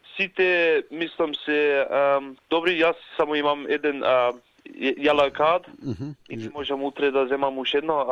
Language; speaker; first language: Macedonian; early bilingual, heritage; Macedonian